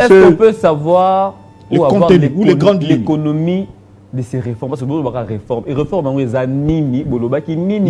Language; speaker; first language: French; non-native, local second language; Lingala